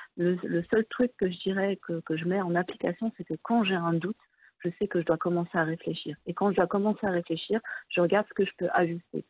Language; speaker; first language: French; early bilingual, other home language; Arabic